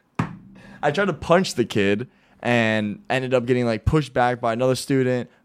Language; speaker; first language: English; native; English